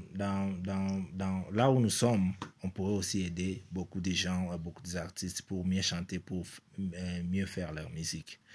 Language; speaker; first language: French; non-native, local second language; Lingala